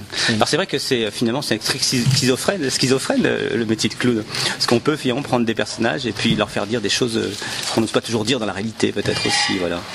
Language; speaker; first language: French; native; French